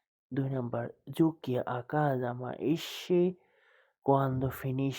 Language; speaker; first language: Italian; non-native, fluent; Bangla